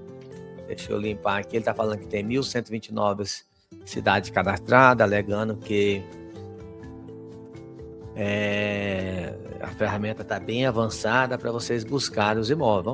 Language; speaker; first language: Portuguese; native; Portuguese